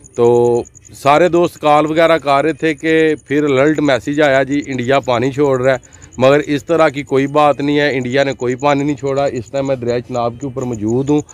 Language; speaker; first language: Urdu; non-native, local second language; Punjabi